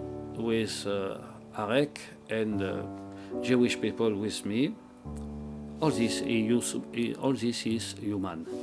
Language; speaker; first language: English; non-native, learner; French